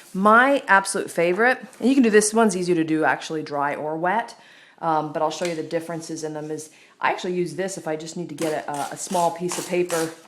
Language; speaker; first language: English; native; English